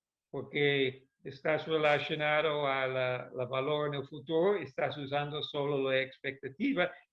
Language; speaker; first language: Spanish; non-native, fluent; English